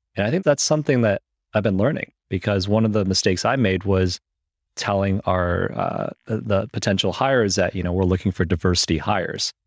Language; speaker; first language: English; early bilingual, other home language; Chinese